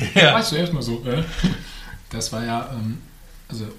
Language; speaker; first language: German; native; German